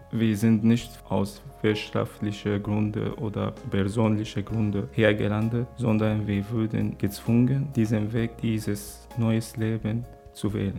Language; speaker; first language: German; non-native, fluent; Arabic